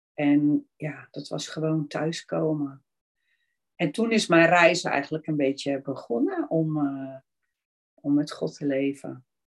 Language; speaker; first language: Dutch; native; Dutch